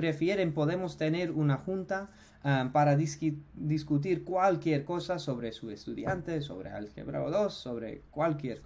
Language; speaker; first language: Spanish; non-native, fluent; English